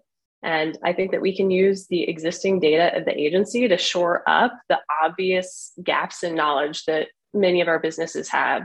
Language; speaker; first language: English; native; English